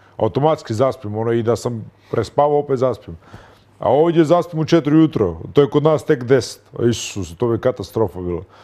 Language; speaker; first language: Croatian; native; Croatian